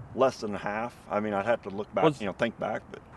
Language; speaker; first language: English; native; English